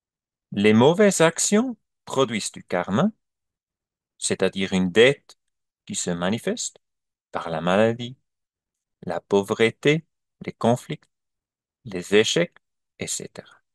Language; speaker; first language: French; non-native, learner; German